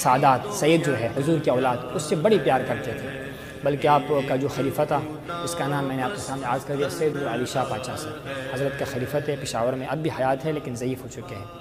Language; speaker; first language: Urdu; non-native, local second language; Pashto